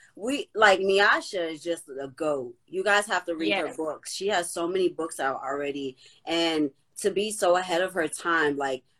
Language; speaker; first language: English; native; English